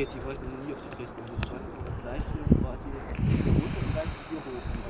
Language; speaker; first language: German; native; German